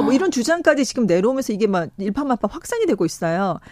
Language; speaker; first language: Korean; native; Korean